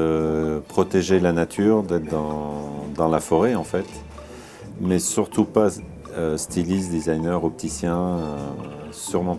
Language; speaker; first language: French; early bilingual, other home language; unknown